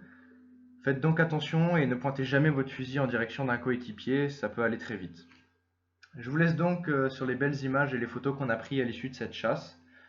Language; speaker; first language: French; native; French